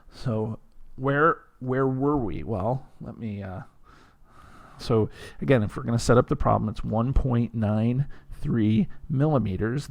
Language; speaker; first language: English; native; English